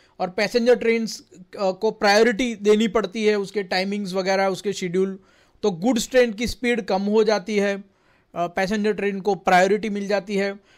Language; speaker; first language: Hindi; non-native, local second language; Gujarati